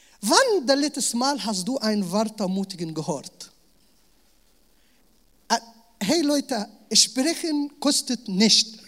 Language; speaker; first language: German; non-native, learner; Arabic